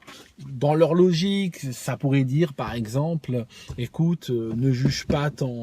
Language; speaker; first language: French; native; French